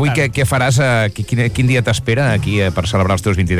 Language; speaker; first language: Catalan; native; Catalan